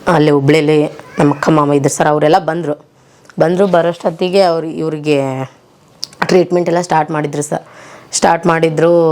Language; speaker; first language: Kannada; native; Kannada